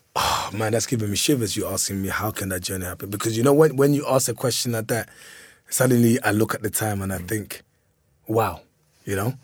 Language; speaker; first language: English; early bilingual, other home language; Lingala